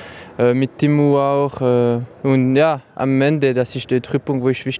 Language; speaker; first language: German; non-native, learner; French